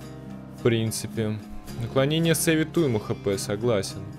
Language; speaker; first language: Russian; native; Russian